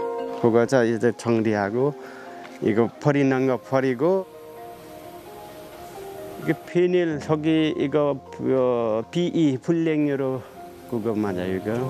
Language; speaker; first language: Korean; non-native, learner; Nepali